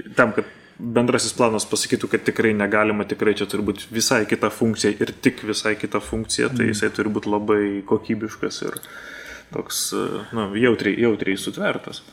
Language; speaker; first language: Lithuanian; native; Lithuanian